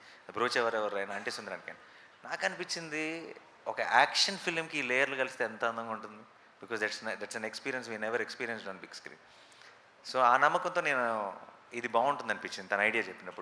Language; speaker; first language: Telugu; native; Telugu